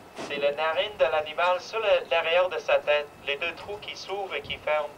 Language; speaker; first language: French; native; French